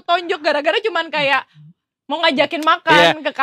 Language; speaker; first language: Indonesian; native; Indonesian